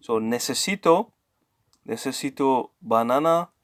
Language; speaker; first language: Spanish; non-native, learner; English